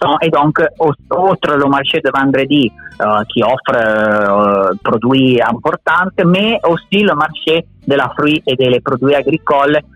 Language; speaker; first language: French; non-native, learner; Italian